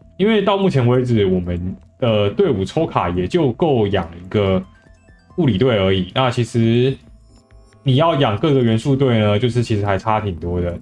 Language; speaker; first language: Chinese; native; Chinese